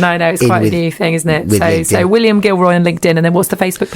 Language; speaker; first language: English; native; English